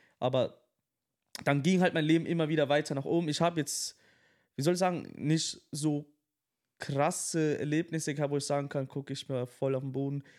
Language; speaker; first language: German; early bilingual, other home language; Tamil